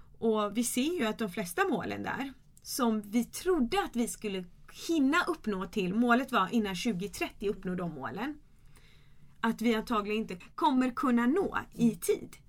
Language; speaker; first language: Swedish; early bilingual, other home language; Kurdish